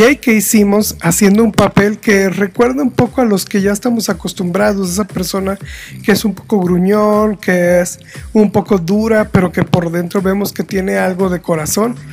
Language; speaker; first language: Spanish; native; Spanish